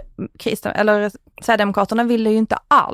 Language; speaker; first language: Swedish; native; Swedish